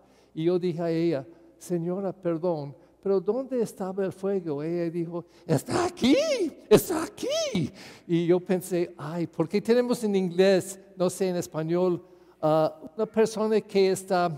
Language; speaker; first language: Spanish; non-native, fluent; English